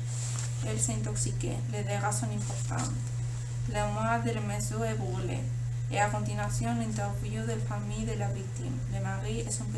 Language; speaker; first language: French; non-native, learner; Spanish